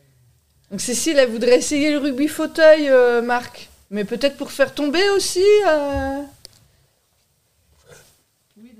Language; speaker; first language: French; native; French